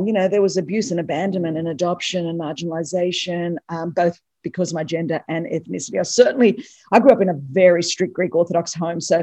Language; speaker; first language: English; non-native, local second language; Greek